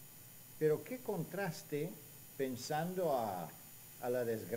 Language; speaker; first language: Spanish; non-native, fluent; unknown